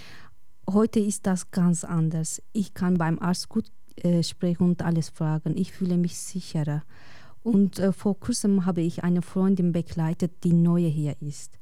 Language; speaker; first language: German; non-native, fluent; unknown